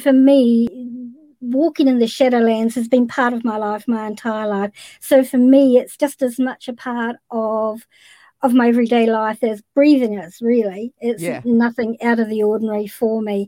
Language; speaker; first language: English; native; English